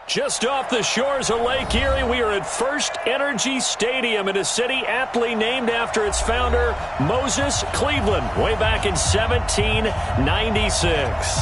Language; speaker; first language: English; native; English